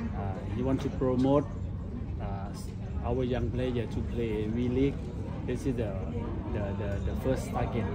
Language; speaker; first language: English; non-native, learner; Thai